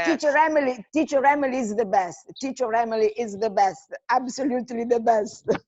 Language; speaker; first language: English; non-native, fluent; Italian